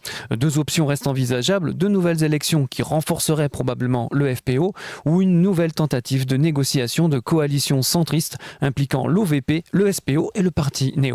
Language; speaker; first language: French; native; French